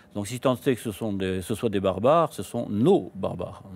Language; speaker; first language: French; native; French